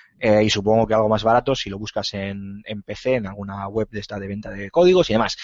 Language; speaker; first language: Spanish; native; Spanish